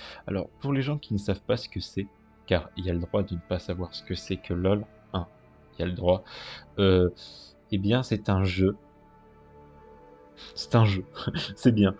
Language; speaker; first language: French; native; French